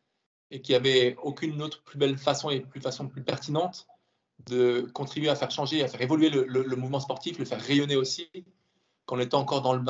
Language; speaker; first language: French; native; French